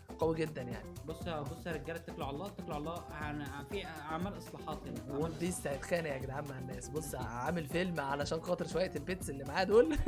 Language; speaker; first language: Arabic; native; Arabic